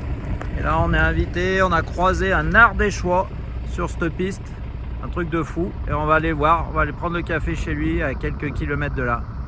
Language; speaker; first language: French; native; French